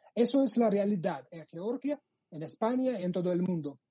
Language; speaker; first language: Spanish; non-native, fluent; Georgian